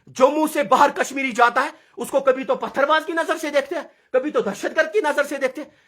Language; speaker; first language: Urdu; non-native, local second language; Kashmiri